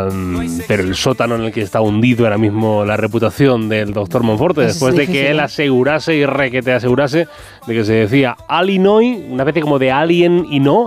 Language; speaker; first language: Spanish; native; Spanish